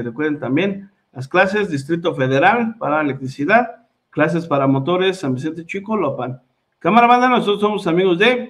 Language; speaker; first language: Spanish; native; Spanish